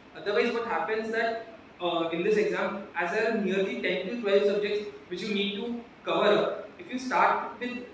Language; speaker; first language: English; non-native, local second language; Marathi